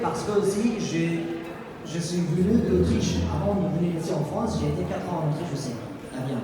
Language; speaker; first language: French; non-native, fluent; Persian